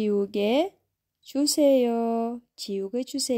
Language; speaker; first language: Korean; non-native, fluent; Kyrgyz